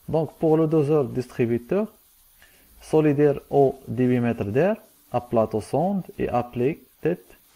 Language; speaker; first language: French; non-native, local second language; Arabic